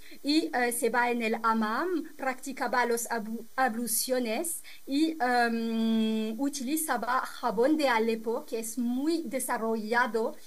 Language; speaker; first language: Spanish; non-native, fluent; French